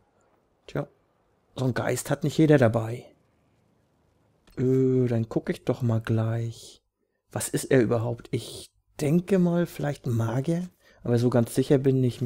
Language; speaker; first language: German; native; German